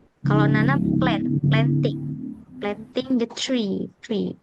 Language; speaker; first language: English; non-native, fluent; Indonesian